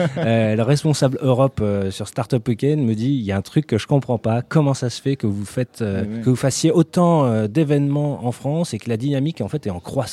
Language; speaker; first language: French; native; French